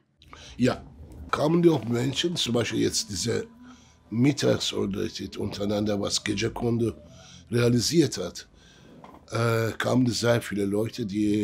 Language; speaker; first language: German; early bilingual, other home language; Turkish